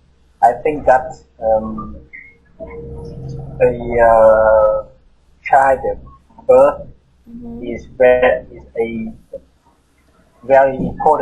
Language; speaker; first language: English; non-native, learner; Vietnamese